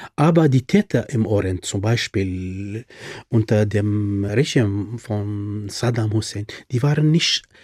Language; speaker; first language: German; non-native, fluent; Arabic